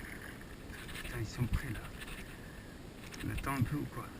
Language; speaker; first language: French; native; French